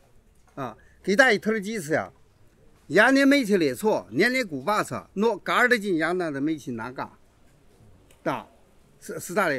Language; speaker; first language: Russian; non-native, learner; Chinese